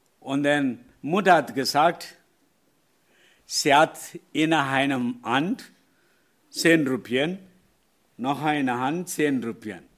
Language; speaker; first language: German; non-native, learner; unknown